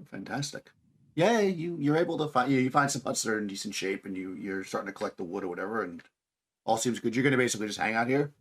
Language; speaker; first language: English; native; English